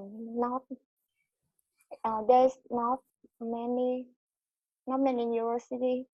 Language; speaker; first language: English; non-native, learner; Vietnamese